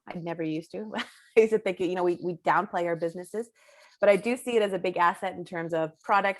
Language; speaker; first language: English; native; English